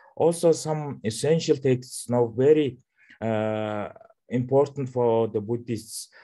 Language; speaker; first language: English; non-native, learner; Mongolian